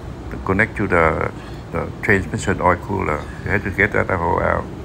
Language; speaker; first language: English; non-native, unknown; Vietnamese